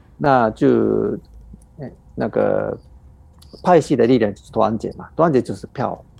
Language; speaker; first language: Chinese; non-native, fluent; Japanese